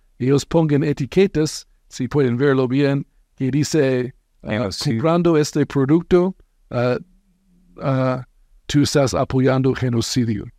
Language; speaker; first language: Spanish; non-native, fluent; English